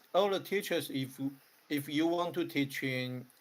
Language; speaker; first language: English; non-native, learner; Chinese